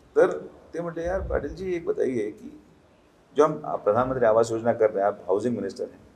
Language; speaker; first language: Hindi; non-native, local second language; Marathi